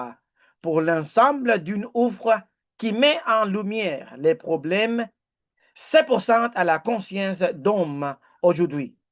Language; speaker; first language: French; non-native, learner; Spanish